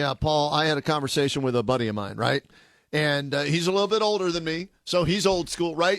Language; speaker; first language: English; native; English